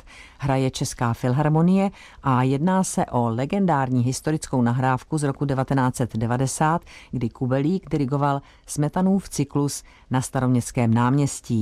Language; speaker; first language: Czech; native; Czech